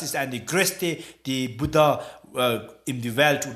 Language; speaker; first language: German; non-native, learner; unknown